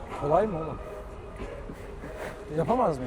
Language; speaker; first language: Turkish; native; Turkish